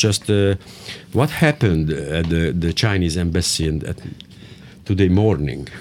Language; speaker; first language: English; non-native, learner; Hungarian